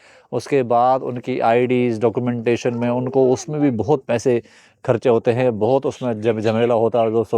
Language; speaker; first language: Hindi; native; Hindi